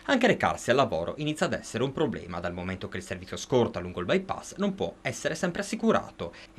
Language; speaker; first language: Italian; native; Italian